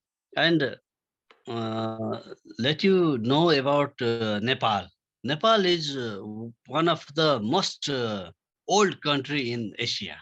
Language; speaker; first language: English; non-native, learner; Nepali